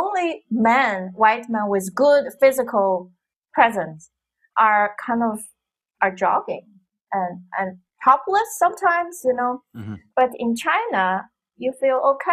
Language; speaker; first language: English; non-native, fluent; Chinese